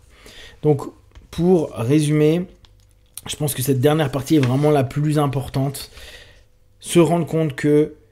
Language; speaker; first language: French; native; French